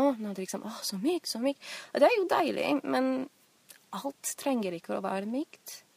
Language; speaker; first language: Norwegian; non-native, fluent; English